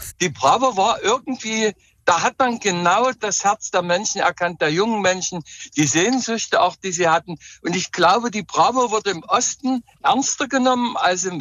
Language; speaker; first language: German; native; German